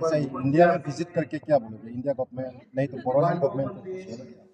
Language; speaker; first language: Hindi; non-native, local second language; Bodo